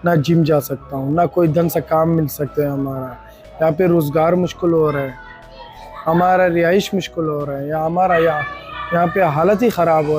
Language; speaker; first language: Hindi; non-native, local second language; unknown